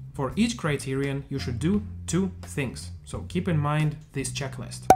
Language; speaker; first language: English; non-native, fluent; Russian